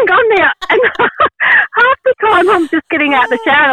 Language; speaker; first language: English; native; English